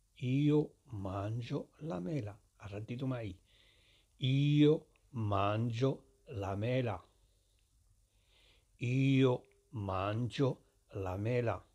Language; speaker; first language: Italian; non-native, fluent; Arabic